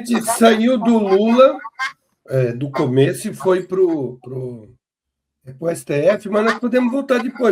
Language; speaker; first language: Portuguese; native; Portuguese